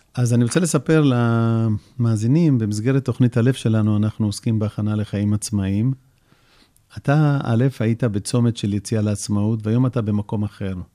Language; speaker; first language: Hebrew; native; Hebrew